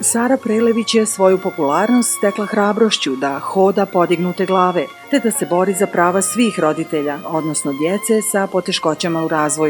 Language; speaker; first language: Bosnian; native; Bosnian